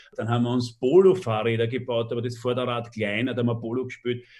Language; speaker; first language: German; native; German